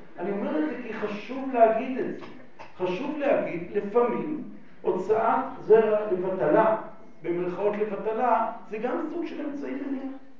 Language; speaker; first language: Hebrew; native; Hebrew